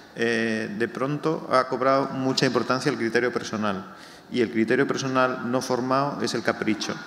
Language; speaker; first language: Spanish; native; Spanish